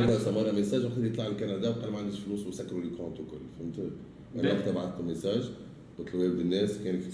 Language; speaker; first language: Arabic; native; Arabic